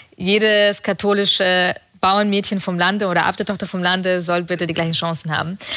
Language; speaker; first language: German; early bilingual, other home language; Russian